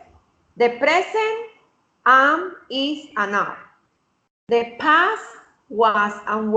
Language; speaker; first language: English; non-native, fluent; Spanish